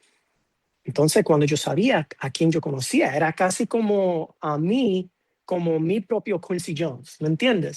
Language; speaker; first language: Spanish; non-native, fluent; English